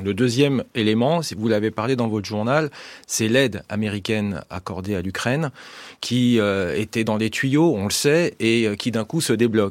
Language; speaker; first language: French; native; French